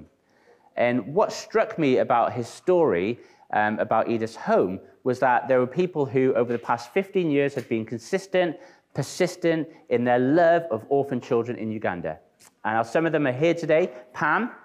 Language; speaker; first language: English; native; English